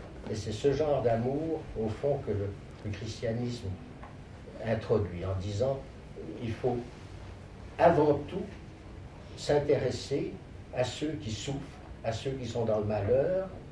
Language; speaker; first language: French; native; French